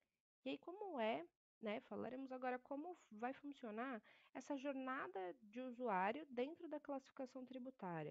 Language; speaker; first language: Portuguese; native; Portuguese